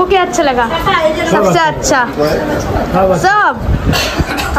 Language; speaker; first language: Hindi; non-native, local second language; Bangla